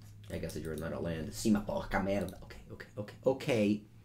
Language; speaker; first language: English; non-native, fluent; Italian